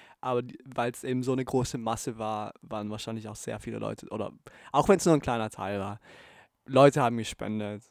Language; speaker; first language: German; native; German